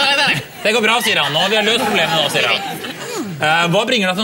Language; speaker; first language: Norwegian; native; Norwegian